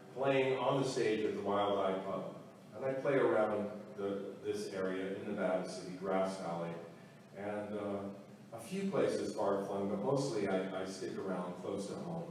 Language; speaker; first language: English; native; English